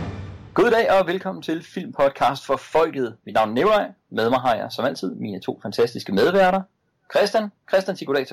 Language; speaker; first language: Danish; native; Danish